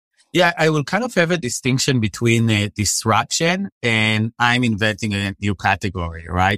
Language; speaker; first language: English; non-native, fluent; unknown